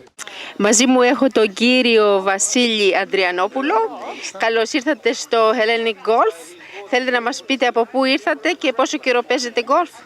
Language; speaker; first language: Greek; early bilingual, heritage; Greek